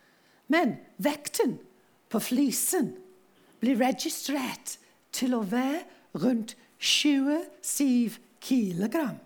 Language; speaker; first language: Norwegian; non-native, fluent; English